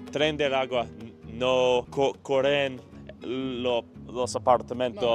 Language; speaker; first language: Spanish; non-native, learner; English